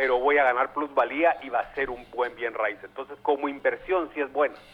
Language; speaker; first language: Spanish; native; Spanish